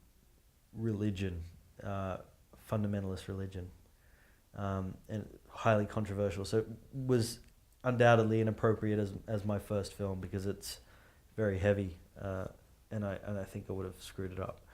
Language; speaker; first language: English; native; English